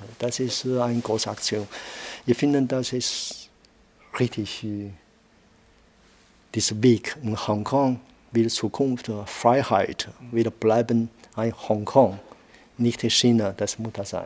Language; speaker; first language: German; non-native, learner; Chinese